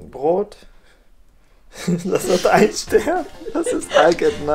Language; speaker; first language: German; native; German